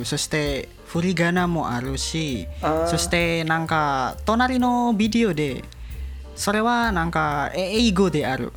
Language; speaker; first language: Japanese; non-native, learner; Indonesian